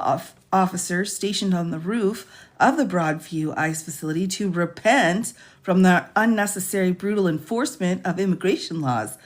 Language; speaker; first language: English; native; English